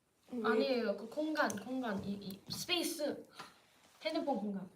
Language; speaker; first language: Korean; non-native, learner; Cantonese